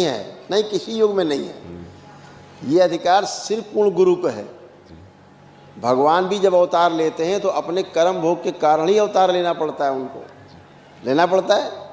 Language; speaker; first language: Hindi; native; Hindi